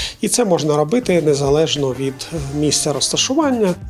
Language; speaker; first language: Ukrainian; native; Ukrainian